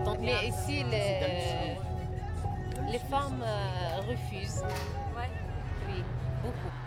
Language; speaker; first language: French; non-native, learner; Arabic